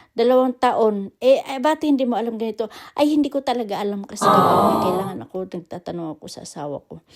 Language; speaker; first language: Filipino; non-native, local second language; Cebuano